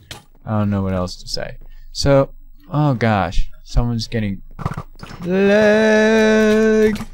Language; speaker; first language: English; native; English